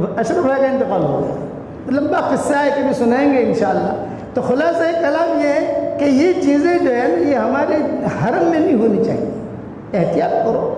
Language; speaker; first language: Urdu; non-native, local second language; Gujarati